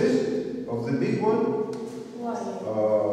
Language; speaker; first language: English; non-native, fluent; Russian